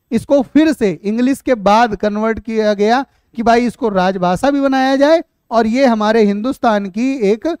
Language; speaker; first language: Hindi; native; Hindi